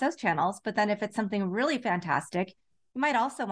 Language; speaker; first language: English; native; English